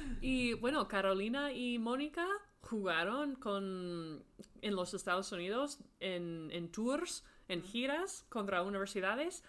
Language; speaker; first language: Spanish; non-native, fluent; English